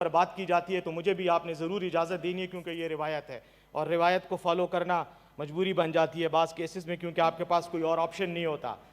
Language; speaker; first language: Urdu; non-native, local second language; Pashto